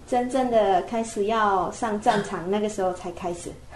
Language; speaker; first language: Chinese; native; Chinese